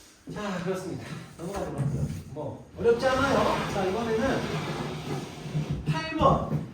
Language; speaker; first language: Korean; native; Korean